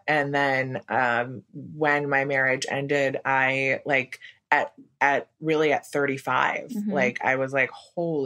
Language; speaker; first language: English; native; English